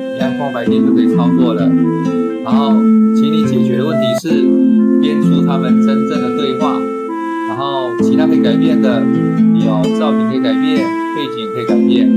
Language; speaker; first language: Chinese; native; Chinese